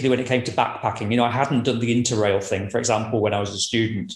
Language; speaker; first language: English; native; English